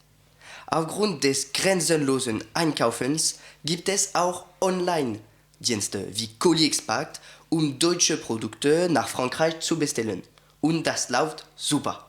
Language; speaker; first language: German; non-native, learner; French